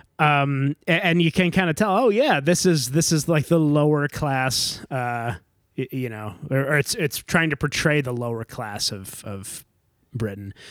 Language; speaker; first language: English; native; English